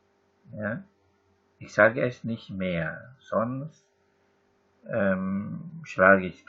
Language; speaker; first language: German; non-native, fluent; Indonesian